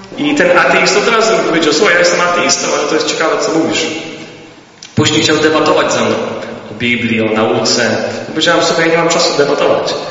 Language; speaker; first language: Polish; early bilingual, heritage; Polish